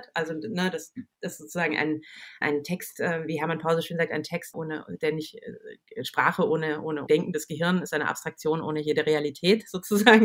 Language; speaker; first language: German; native; German